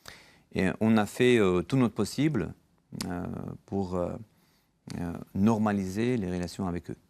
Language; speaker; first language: French; non-native, fluent; Georgian